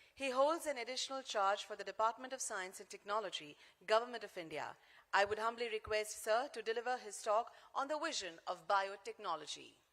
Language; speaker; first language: English; non-native, local second language; Gujarati